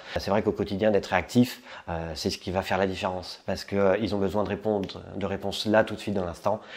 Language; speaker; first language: French; native; French